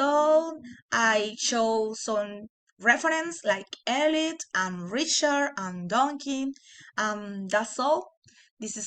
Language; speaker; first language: English; non-native, learner; Spanish